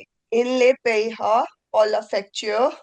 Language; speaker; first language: French; non-native, learner; Punjabi